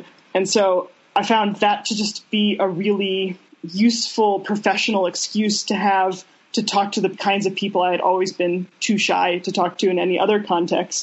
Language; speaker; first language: English; native; English